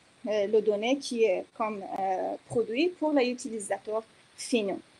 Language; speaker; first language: French; non-native, fluent; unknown